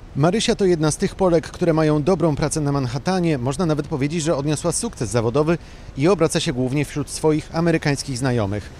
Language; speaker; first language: Polish; native; Polish